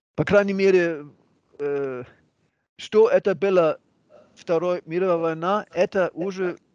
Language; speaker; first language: Russian; non-native, learner; German